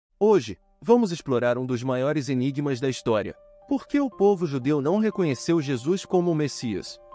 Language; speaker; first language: Portuguese; native; Portuguese